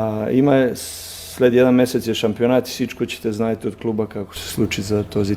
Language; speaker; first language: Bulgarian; non-native, learner; Serbian